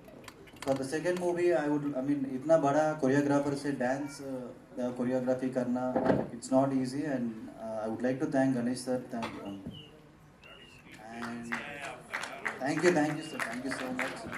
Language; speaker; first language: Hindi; non-native, local second language; Telugu